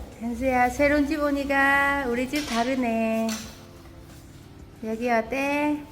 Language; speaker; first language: Korean; non-native, learner; Vietnamese